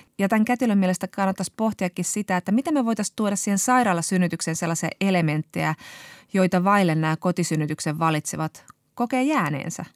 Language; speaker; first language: Finnish; native; Finnish